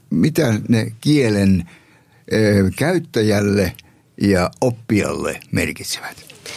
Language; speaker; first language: Finnish; native; Finnish